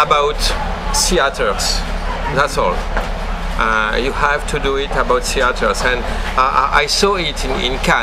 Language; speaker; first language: English; non-native, learner; French